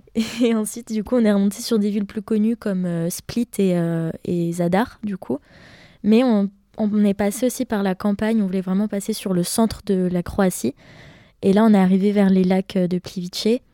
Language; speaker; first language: French; native; French